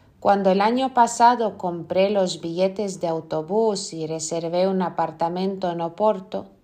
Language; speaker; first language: Spanish; non-native, fluent; Lithuanian